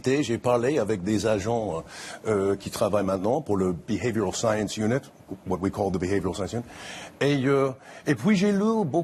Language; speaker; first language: French; non-native, fluent; English